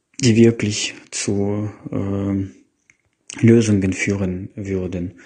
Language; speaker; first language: German; non-native, fluent; Ukrainian